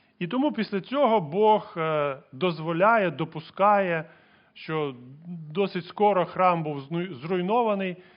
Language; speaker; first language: Ukrainian; non-native, local second language; Russian